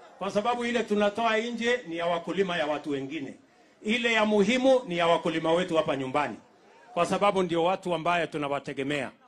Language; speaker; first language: Swahili; non-native, local second language; Kalenjin